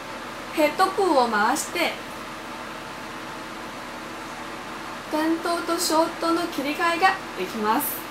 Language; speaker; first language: Japanese; non-native, fluent; Chinese